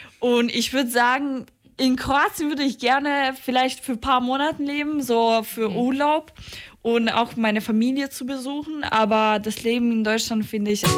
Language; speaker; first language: German; early bilingual, other home language; Croatian